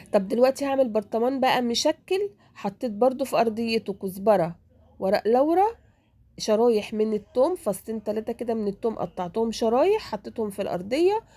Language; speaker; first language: Arabic; native; Arabic